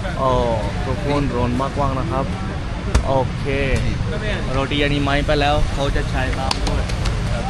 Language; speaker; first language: Thai; non-native, fluent; Urdu